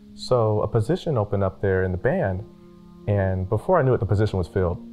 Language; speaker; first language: English; native; English